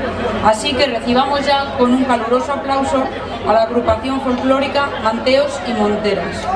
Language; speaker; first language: Spanish; native; Spanish